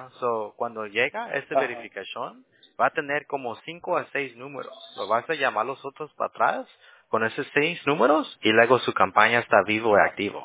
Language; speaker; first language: Spanish; early bilingual, heritage; Spanish